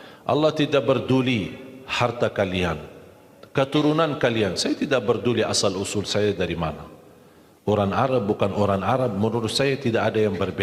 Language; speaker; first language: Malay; non-native, fluent; Arabic